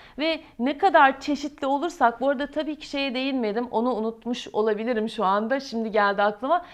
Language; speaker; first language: Turkish; native; Turkish